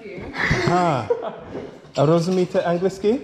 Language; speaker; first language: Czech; non-native, learner; English